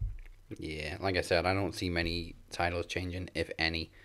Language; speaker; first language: English; native; English